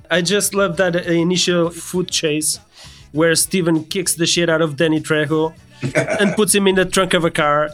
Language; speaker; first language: English; non-native, fluent; Portuguese